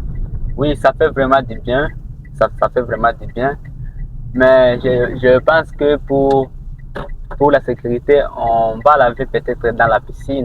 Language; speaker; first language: French; non-native, local second language; Rundi